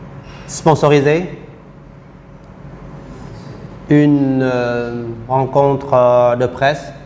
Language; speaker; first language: French; non-native, fluent; Vietnamese